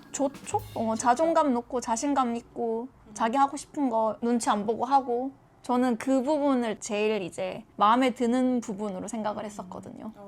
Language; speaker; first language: Korean; native; Korean